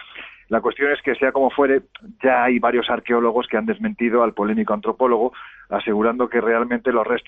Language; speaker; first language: Spanish; native; Spanish